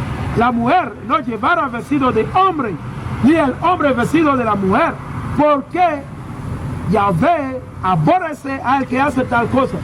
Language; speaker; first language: Spanish; non-native, learner; English